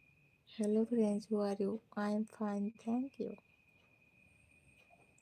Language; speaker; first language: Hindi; non-native, local second language; Bangla